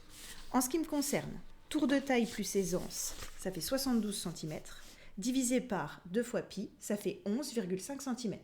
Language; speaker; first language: French; native; French